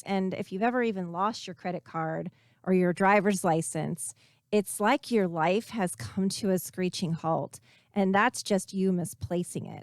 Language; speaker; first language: English; native; English